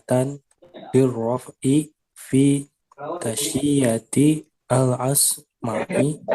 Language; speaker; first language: Arabic; non-native, learner; Indonesian